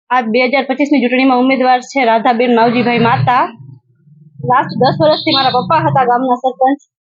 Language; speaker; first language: Gujarati; native; Gujarati